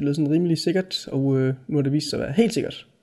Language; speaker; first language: Danish; native; Danish